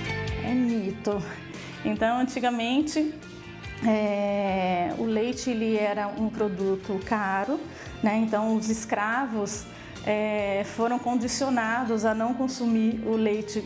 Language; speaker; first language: Portuguese; native; Portuguese